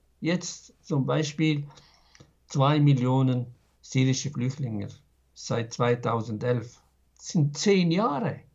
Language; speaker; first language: German; non-native, fluent; Arabic